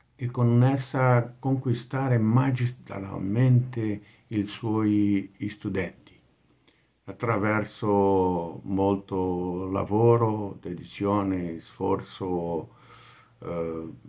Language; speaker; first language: Italian; non-native, fluent; Portuguese